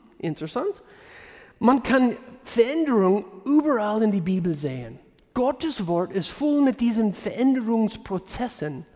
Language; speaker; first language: German; non-native, fluent; English